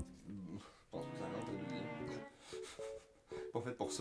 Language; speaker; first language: French; native; French